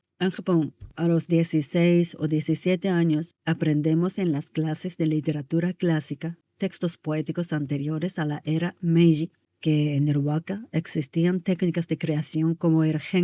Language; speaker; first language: Spanish; non-native, fluent; Japanese